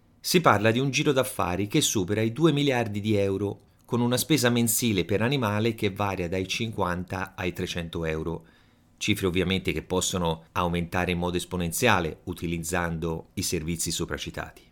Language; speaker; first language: Italian; native; Italian